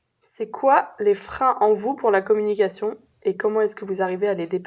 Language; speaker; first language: French; native; French